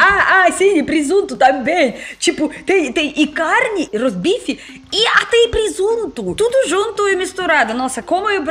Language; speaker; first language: Portuguese; non-native, learner; Russian